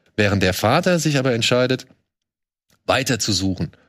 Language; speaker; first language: German; native; German